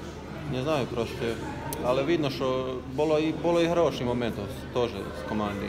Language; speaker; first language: Ukrainian; non-native, learner; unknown